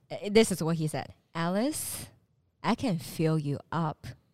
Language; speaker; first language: English; non-native, fluent; Chinese